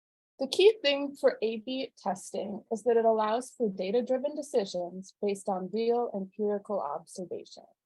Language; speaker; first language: English; native; English